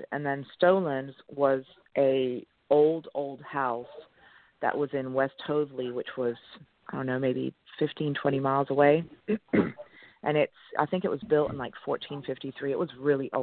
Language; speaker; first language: English; non-native, local second language; French